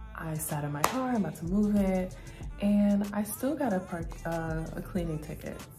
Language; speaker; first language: English; native; English